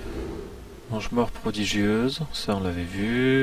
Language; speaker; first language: French; native; French